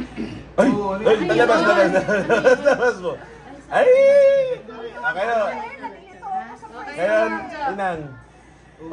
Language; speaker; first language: Filipino; native; Filipino